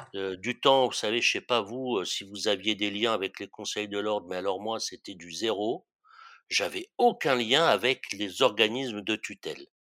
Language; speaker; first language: French; early bilingual, other home language; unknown